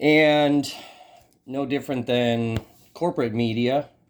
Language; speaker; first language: English; native; English